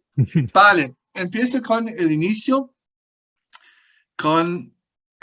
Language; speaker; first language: Spanish; non-native, fluent; German